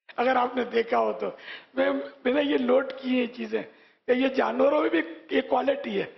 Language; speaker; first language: Urdu; native; Urdu